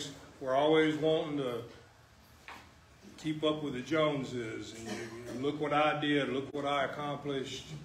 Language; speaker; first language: English; native; English